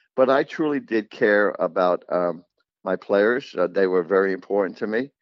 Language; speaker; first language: English; native; English